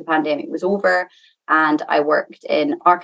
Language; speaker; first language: English; native; English